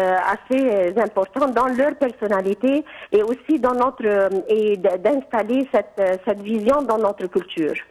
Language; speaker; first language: French; non-native, fluent; Arabic